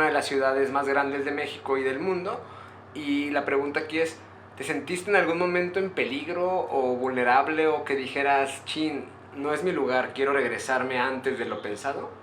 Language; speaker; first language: Spanish; native; Spanish